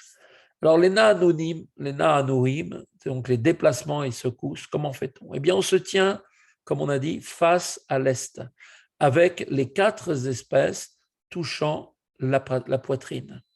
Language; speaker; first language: French; native; French